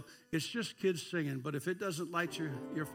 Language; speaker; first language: English; native; English